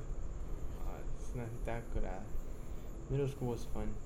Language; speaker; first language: Spanish; native; Spanish